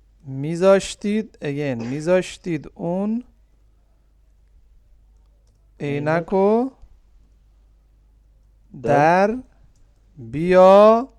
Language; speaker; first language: Persian; non-native, fluent; Urdu